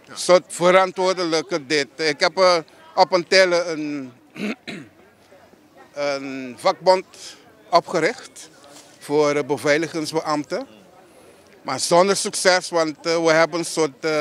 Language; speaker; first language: Dutch; non-native, local second language; Papiamento